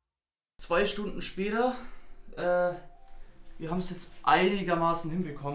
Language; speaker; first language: German; native; German